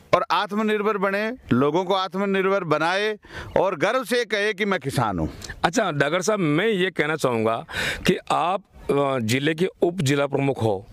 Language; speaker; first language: Hindi; native; Hindi